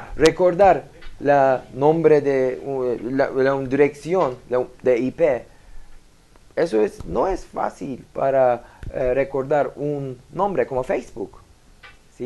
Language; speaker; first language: Spanish; non-native, learner; Turkish